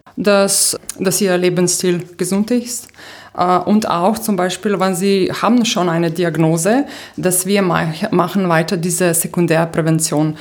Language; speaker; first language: German; non-native, fluent; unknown